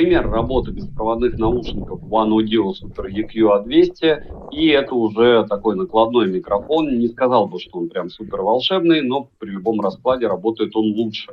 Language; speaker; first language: Russian; native; Russian